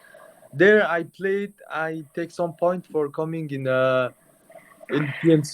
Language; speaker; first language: English; non-native, learner; Mongolian